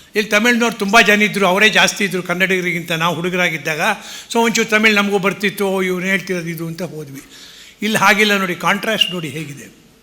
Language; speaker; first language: Kannada; early bilingual, heritage; Kannada